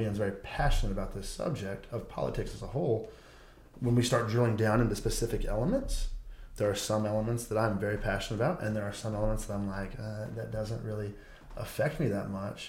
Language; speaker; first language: English; native; English